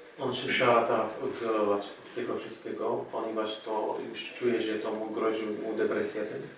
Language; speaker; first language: Polish; non-native, learner; Arabic